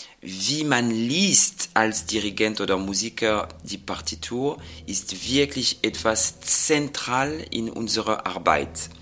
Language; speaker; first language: German; non-native, fluent; French